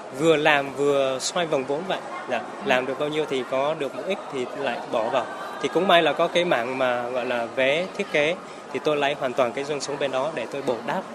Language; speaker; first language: Vietnamese; non-native, local second language; Hmong